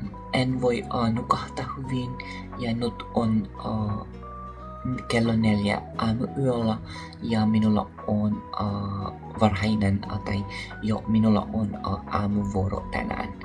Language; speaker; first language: Finnish; non-native, learner; Filipino